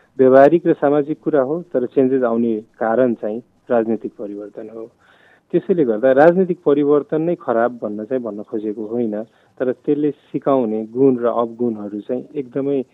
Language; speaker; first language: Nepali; non-native, local second language; Maithili